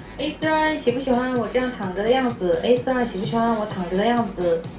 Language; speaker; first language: Chinese; non-native, fluent; Korean